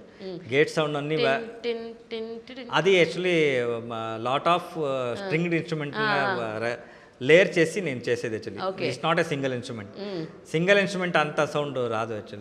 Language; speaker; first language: Telugu; non-native, learner; Kannada